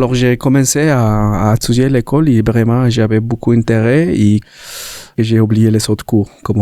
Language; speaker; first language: French; non-native, learner; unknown